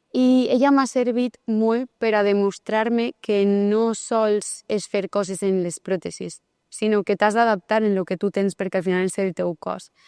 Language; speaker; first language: Catalan; native; Catalan